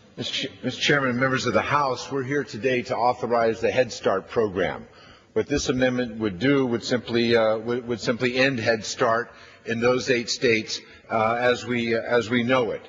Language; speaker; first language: English; native; English